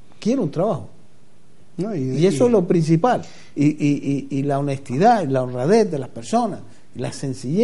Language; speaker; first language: Spanish; native; Spanish